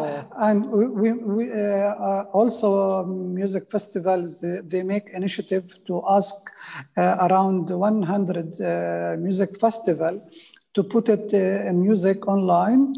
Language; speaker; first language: English; non-native, fluent; Arabic